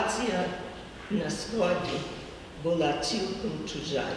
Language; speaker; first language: Ukrainian; early bilingual, heritage; Ukrainian